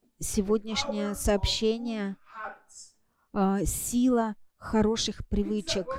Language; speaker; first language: Russian; non-native, fluent; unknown